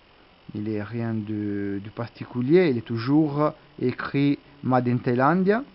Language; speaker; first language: French; non-native, learner; Italian